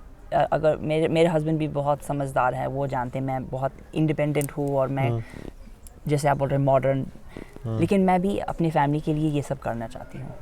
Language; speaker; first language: Hindi; non-native, fluent; English